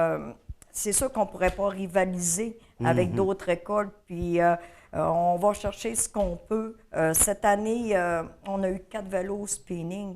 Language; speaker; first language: French; native; French